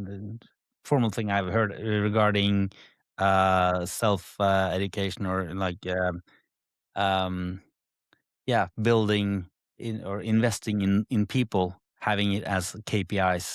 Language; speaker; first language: English; non-native, fluent; Norwegian